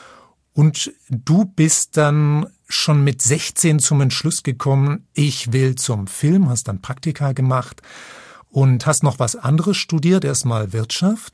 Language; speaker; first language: German; native; German